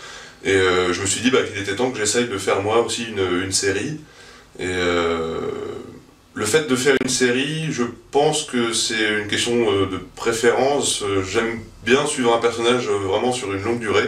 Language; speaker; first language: French; native; French